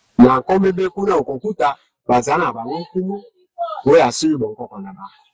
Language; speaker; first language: Lingala; non-native, local second language; Mongo